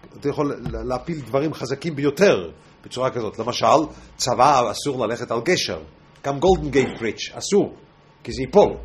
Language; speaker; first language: Hebrew; non-native, fluent; English